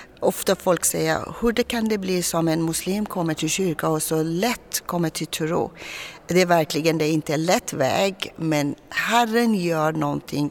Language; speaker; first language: Swedish; non-native, fluent; Persian